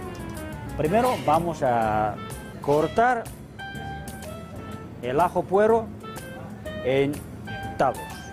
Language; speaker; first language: Spanish; non-native, fluent; Chinese